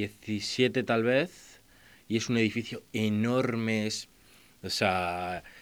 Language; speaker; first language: Spanish; native; Spanish